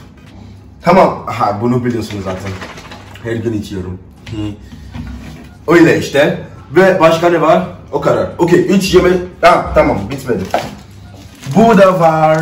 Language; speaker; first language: Turkish; non-native, learner; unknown